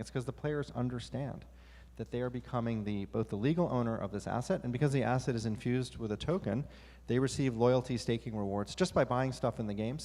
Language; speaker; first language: English; native; English